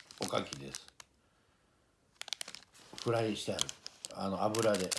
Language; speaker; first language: Japanese; native; Japanese